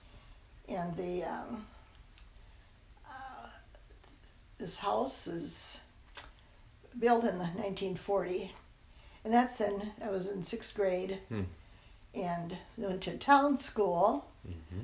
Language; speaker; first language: English; non-native, local second language; German